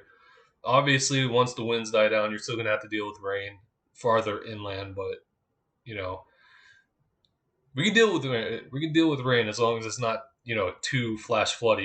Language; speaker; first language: English; native; English